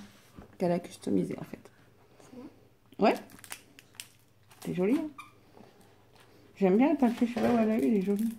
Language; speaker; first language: French; native; French